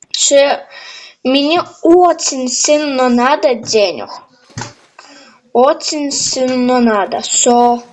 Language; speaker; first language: Polish; non-native, learner; Ukrainian